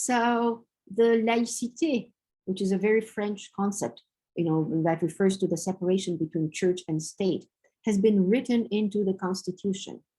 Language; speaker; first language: English; non-native, fluent; Romanian